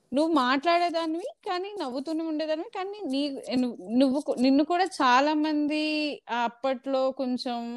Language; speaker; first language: Telugu; native; Telugu